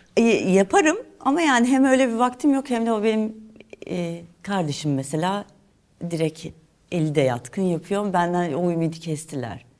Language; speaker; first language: Turkish; native; Turkish